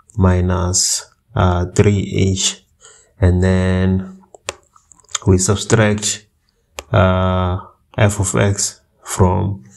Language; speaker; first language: English; native; English